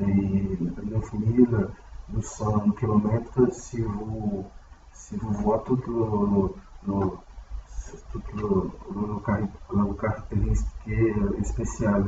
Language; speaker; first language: French; non-native, learner; Portuguese